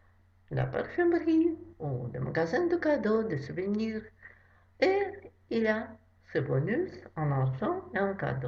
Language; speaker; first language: French; non-native, fluent; Russian